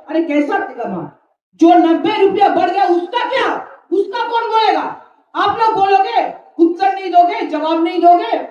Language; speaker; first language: Hindi; non-native, local second language; Bangla